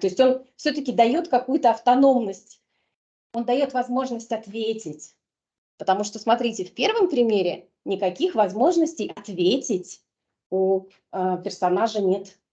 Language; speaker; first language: Russian; native; Russian